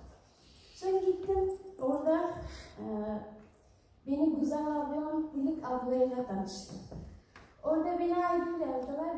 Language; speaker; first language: Turkish; non-native, learner; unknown